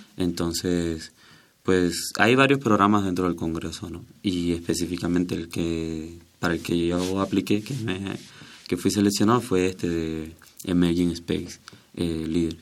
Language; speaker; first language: Spanish; native; Spanish